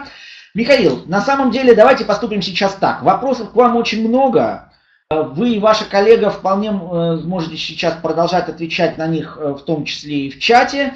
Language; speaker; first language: Russian; native; Russian